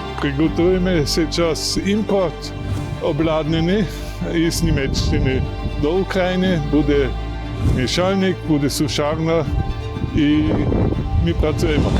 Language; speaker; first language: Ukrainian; non-native, learner; German